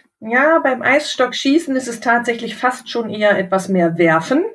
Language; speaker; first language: German; native; German